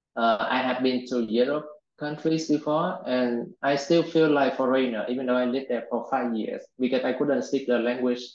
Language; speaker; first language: English; non-native, fluent; Vietnamese